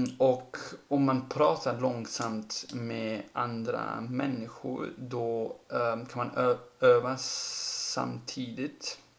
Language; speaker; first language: Swedish; non-native, fluent; Ladin